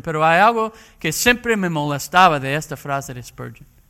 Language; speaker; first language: Spanish; non-native, fluent; English